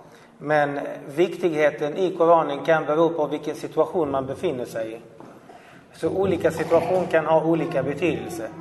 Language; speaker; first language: Swedish; non-native, fluent; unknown